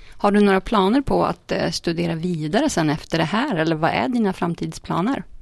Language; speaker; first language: Swedish; native; Swedish